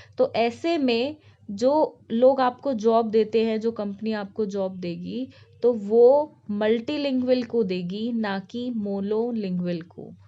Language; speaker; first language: Hindi; native; Hindi